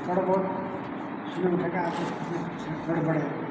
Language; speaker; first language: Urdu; non-native, learner; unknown